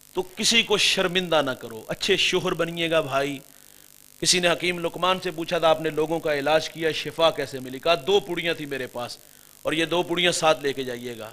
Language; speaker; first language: Urdu; non-native, local second language; Punjabi